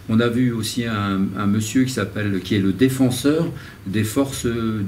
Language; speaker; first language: French; native; French